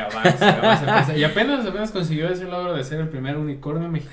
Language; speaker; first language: Spanish; native; Spanish